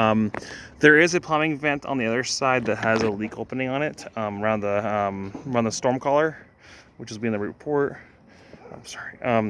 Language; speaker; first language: English; native; English